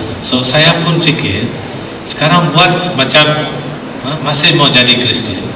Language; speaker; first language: Malay; non-native, local second language; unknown